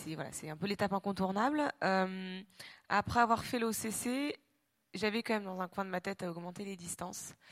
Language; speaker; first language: French; native; French